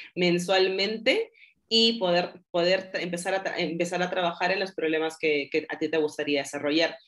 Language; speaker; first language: Spanish; native; Spanish